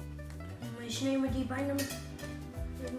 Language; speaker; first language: Dutch; early bilingual, other home language; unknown